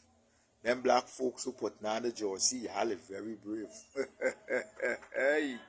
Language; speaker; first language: English; native; English